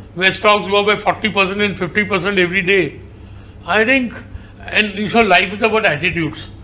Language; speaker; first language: English; non-native, local second language; Hindi